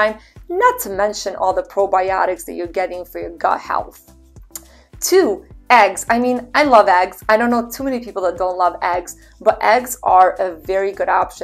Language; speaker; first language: English; native; English